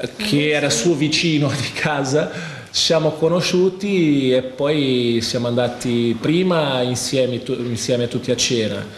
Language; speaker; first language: Italian; non-native, fluent; Portuguese